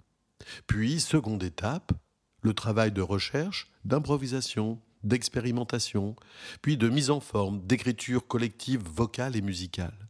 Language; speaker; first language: French; native; French